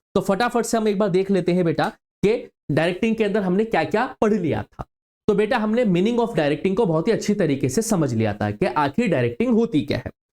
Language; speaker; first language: Hindi; native; Hindi